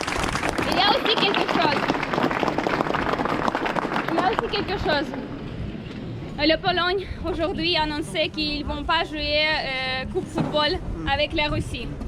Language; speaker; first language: French; non-native, learner; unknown